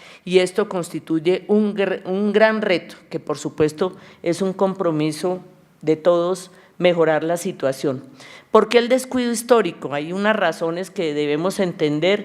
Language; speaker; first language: Spanish; native; Spanish